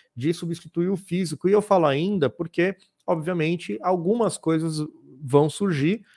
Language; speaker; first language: Portuguese; native; Portuguese